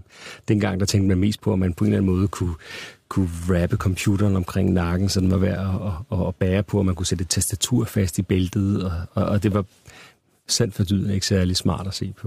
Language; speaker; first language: Danish; native; Danish